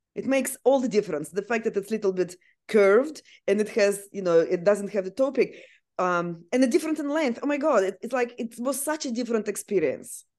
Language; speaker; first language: English; non-native, fluent; Russian